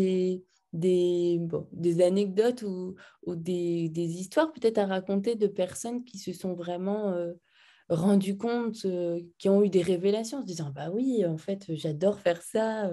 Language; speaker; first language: French; native; French